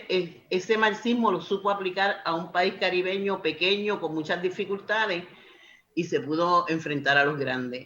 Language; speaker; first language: Spanish; native; Spanish